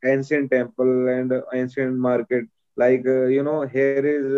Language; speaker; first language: English; non-native, local second language; Hindi